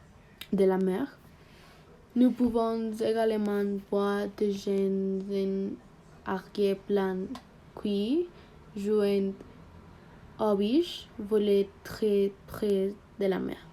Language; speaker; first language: French; non-native, learner; Spanish